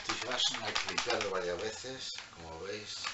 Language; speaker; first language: Spanish; early bilingual, heritage; Spanish